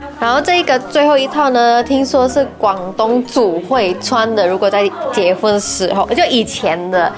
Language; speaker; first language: Chinese; non-native, fluent; Indonesian